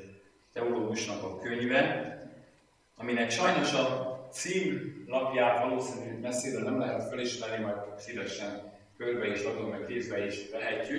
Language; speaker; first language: Hungarian; native; Hungarian